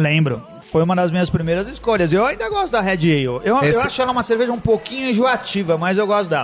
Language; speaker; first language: Portuguese; native; Portuguese